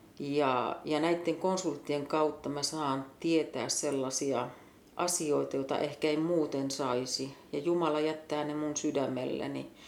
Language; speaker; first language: Finnish; native; Finnish